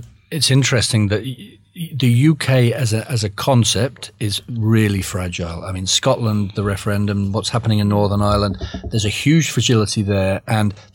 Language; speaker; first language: English; native; English